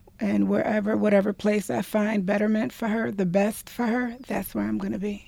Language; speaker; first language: English; non-native, local second language; Spanish